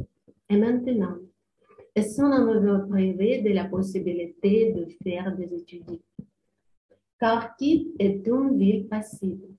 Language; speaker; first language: French; non-native, learner; Ukrainian